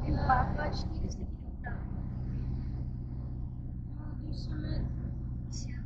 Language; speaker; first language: French; non-native, learner; Russian